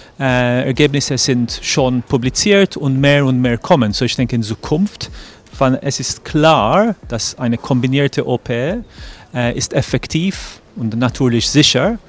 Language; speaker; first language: German; non-native, fluent; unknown